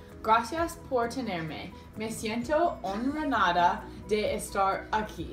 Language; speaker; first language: Spanish; non-native, learner; English